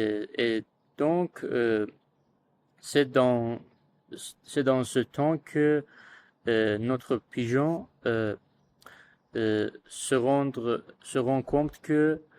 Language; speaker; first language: French; non-native, learner; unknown